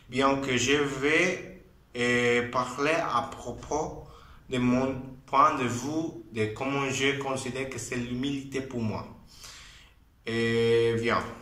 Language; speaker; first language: French; non-native, learner; Spanish